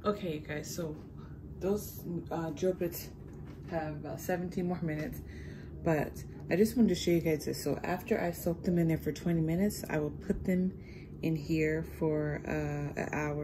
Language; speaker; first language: English; native; English